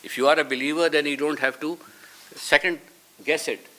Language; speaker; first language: English; non-native, local second language; Urdu